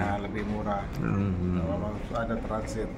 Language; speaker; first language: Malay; non-native, local second language; Sasak